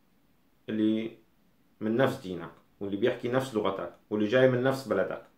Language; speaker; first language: Arabic; native; Arabic